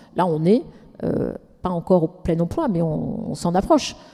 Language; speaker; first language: French; native; French